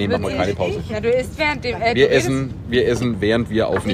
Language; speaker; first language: German; native; German